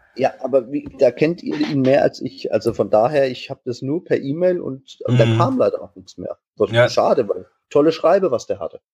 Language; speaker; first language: German; native; German